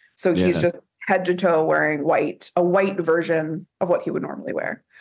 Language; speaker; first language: English; native; English